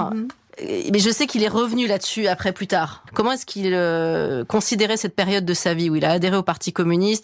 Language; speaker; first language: French; native; French